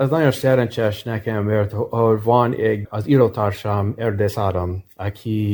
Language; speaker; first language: Hungarian; early bilingual, heritage; English